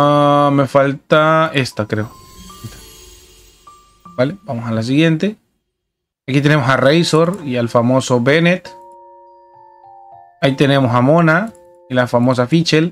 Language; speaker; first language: Spanish; native; Spanish